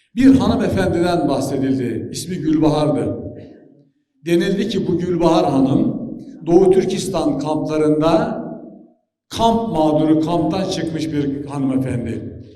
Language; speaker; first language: Turkish; native; Turkish